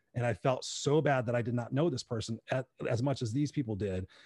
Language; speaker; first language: English; native; English